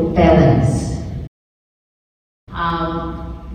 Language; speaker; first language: English; non-native, fluent; Chinese